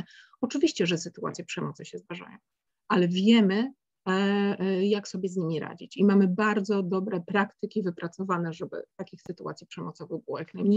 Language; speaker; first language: Polish; native; Polish